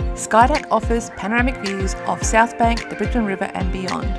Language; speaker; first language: English; native; English